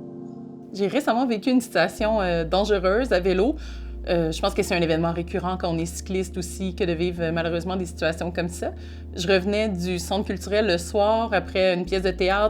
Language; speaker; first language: French; native; French